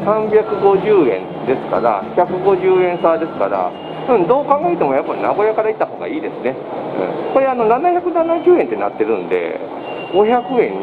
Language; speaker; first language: Japanese; native; Japanese